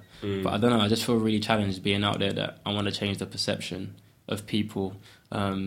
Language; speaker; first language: English; native; English